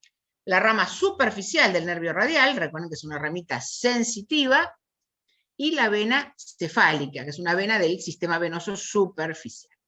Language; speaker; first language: Spanish; native; Spanish